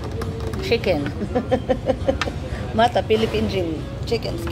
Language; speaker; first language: Japanese; non-native, learner; Filipino